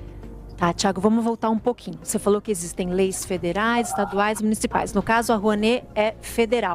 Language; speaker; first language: Portuguese; native; Portuguese